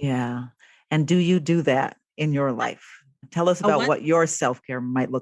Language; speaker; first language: English; native; English